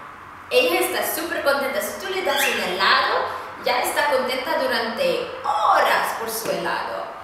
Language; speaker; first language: Spanish; non-native, fluent; Swedish